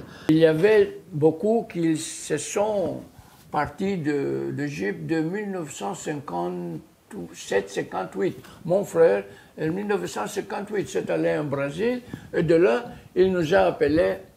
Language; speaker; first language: French; non-native, fluent; Greek